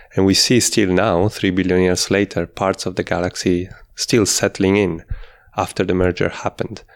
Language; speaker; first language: English; non-native, fluent; Italian